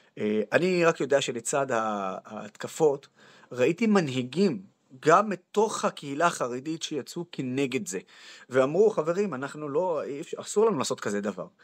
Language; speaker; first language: Hebrew; non-native, local second language; Arabic